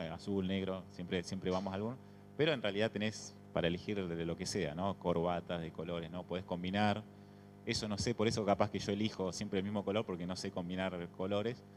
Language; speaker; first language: Spanish; native; Spanish